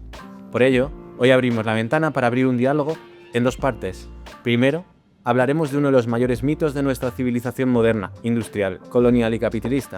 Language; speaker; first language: Spanish; native; Spanish